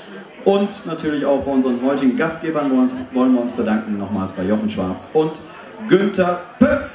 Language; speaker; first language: German; native; German